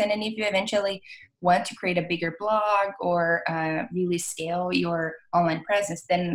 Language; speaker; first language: English; non-native, fluent; Portuguese